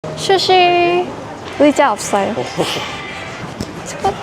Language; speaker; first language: Korean; non-native, learner; Vietnamese